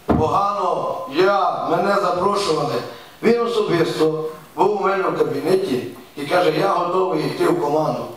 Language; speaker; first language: Ukrainian; native; Ukrainian